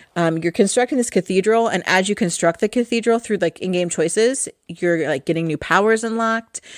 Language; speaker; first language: English; native; English